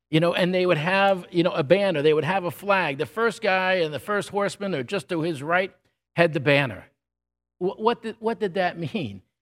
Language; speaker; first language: English; native; English